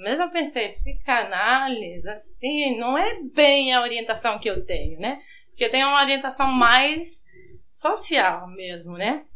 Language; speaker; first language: Portuguese; early bilingual, heritage; Portuguese